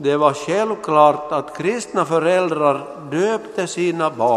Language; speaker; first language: Swedish; non-native, local second language; Finnish